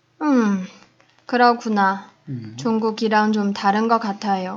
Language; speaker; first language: Korean; non-native, fluent; Chinese